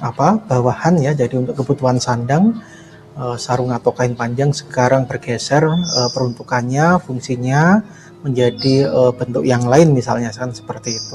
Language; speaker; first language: Indonesian; native; Indonesian